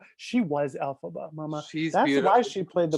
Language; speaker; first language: English; native; English